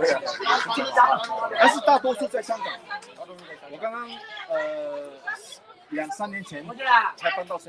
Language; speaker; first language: Chinese; early bilingual, heritage; Chinese